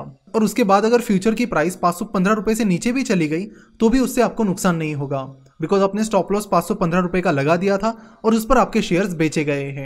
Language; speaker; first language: Hindi; non-native, local second language; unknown